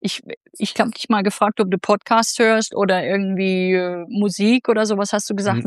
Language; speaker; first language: German; native; German